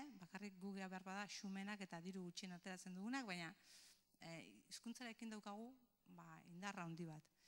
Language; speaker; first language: Basque; native; Basque